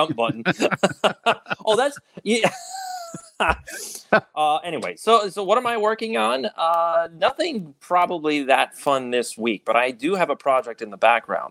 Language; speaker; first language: English; native; English